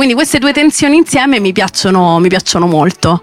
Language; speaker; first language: Italian; native; Italian